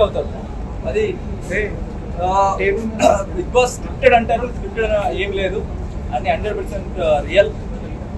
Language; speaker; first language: Telugu; non-native, local second language; Kannada